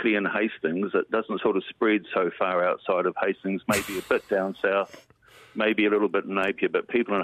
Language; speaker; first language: English; native; English